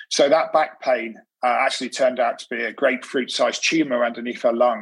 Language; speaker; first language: English; native; English